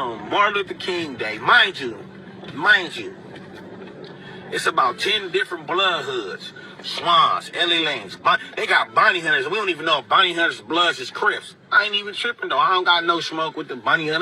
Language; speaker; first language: English; native; English